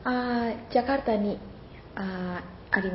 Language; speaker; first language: Japanese; non-native, learner; Indonesian